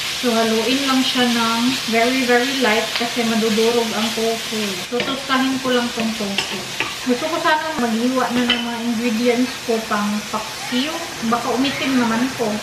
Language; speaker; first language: Filipino; non-native, local second language; Cebuano